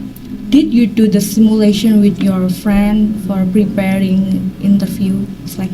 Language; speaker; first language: English; non-native, learner; Indonesian